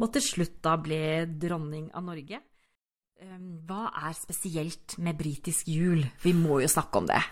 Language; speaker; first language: Norwegian; native; Norwegian